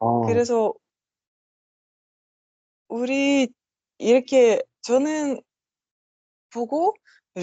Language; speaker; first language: Korean; non-native, learner; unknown